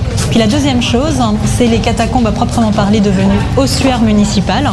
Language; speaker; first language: French; native; French